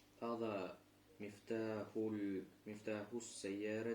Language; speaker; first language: Arabic; non-native, learner; Russian